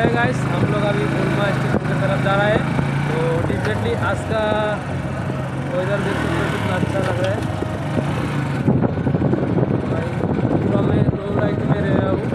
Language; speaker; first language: Hindi; non-native, local second language; Bangla